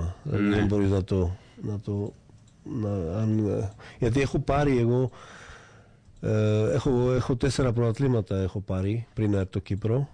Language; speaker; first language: Greek; non-native, fluent; Slovak